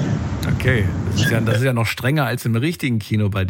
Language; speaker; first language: German; native; German